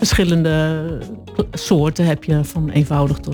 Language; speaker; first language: Dutch; native; Dutch